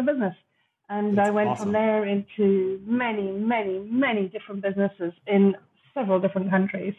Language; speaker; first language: English; native; English